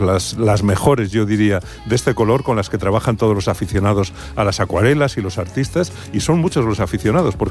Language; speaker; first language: Spanish; native; Spanish